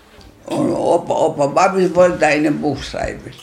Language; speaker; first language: German; non-native, learner; Greek